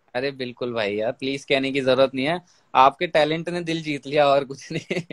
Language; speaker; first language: Hindi; native; Hindi